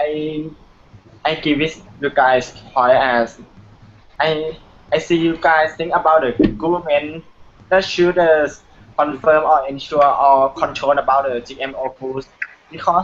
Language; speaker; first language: English; non-native, learner; Thai